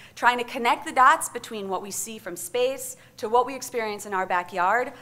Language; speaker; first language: English; native; English